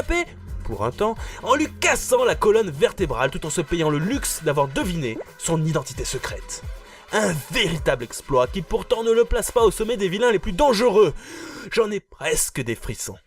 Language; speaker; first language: French; native; French